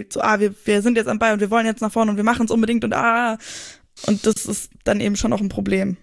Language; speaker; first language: German; native; German